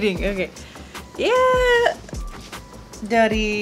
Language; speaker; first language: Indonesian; non-native, learner; English